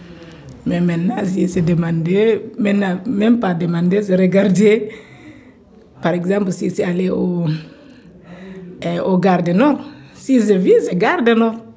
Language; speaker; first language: French; non-native, learner; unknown